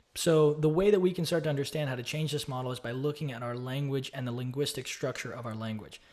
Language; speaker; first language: English; native; English